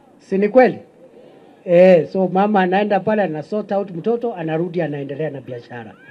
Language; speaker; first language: Swahili; non-native, local second language; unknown